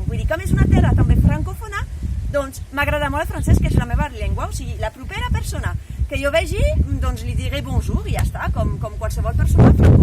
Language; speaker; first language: Catalan; non-native, fluent; French